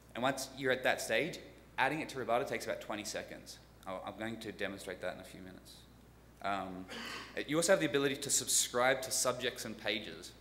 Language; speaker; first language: English; native; English